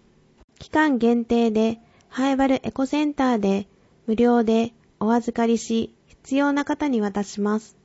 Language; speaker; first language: Japanese; native; Japanese